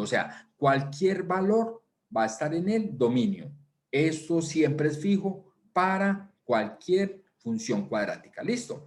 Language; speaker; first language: Spanish; native; Spanish